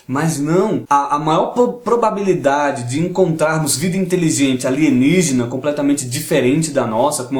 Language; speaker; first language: Portuguese; native; Portuguese